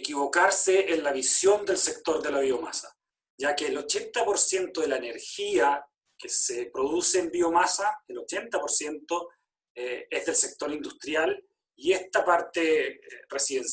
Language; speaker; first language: Spanish; native; Spanish